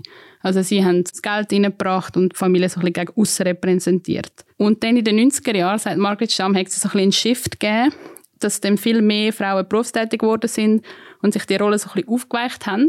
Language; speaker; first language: German; native; German